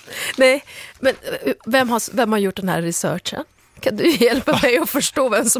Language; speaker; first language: Swedish; early bilingual, other home language; Kurdish